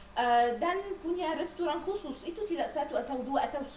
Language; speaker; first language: Indonesian; non-native, learner; Arabic